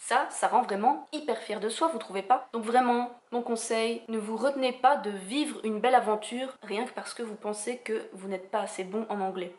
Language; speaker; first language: French; native; French